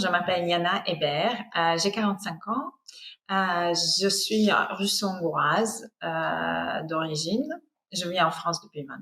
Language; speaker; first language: French; non-native, fluent; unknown